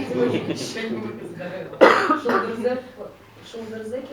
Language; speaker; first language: Russian; native; Russian